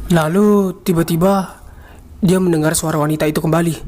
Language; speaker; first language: Indonesian; native; Indonesian